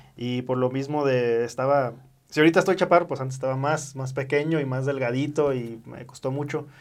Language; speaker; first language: Spanish; early bilingual, heritage; Spanish